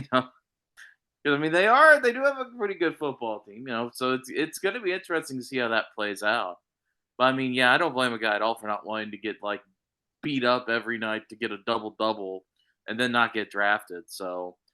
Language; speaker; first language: English; native; English